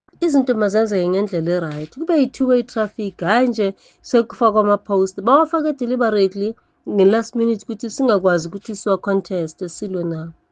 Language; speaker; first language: Zulu; native; Zulu